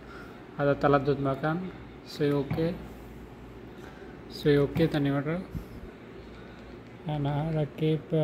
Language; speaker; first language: Arabic; non-native, learner; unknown